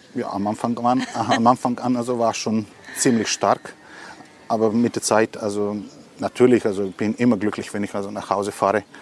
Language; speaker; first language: German; non-native, fluent; Serbian